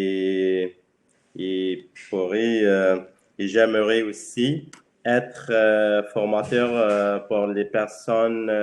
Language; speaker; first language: French; non-native, learner; Spanish